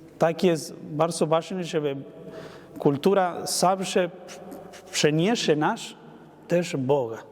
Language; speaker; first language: Polish; non-native, learner; Spanish